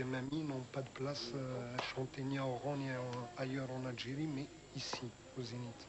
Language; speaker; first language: French; non-native, local second language; Arabic